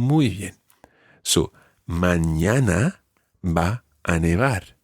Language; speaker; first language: Spanish; non-native, fluent; English